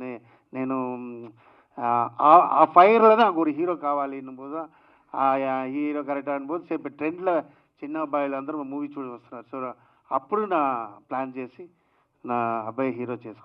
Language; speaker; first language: Telugu; non-native, learner; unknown